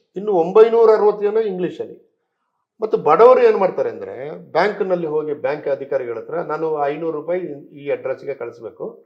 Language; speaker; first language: Kannada; native; Kannada